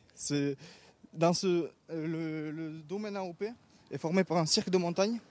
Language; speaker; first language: French; native; French